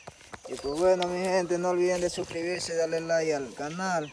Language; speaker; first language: Spanish; native; Spanish